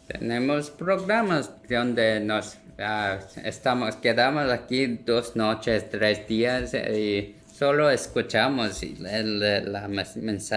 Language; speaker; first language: Spanish; non-native, learner; Korean